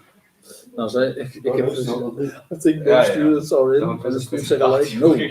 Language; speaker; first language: Dutch; native; Dutch